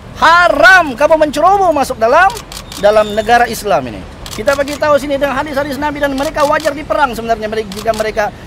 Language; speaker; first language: Malay; native; Malay